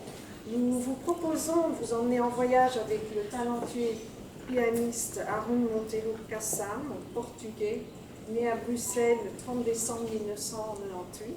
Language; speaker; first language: French; native; French